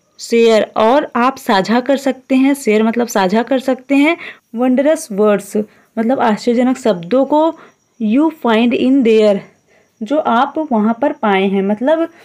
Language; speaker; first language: Hindi; native; Hindi